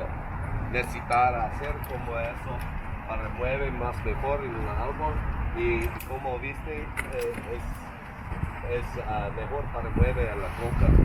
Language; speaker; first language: Spanish; non-native, learner; English